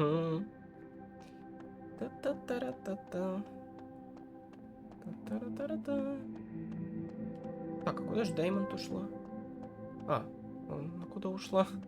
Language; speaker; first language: Russian; native; Russian